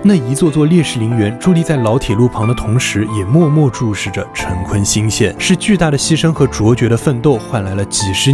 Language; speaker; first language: Chinese; native; Chinese